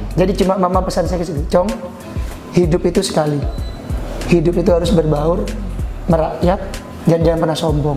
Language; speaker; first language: Indonesian; native; Indonesian